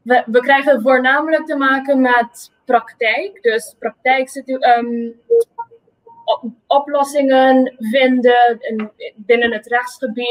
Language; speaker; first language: Dutch; non-native, local second language; Papiamento